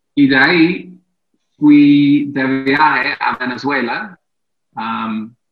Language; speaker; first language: Spanish; non-native, fluent; English